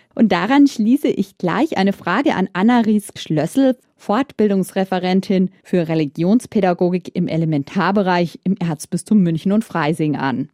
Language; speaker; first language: German; native; German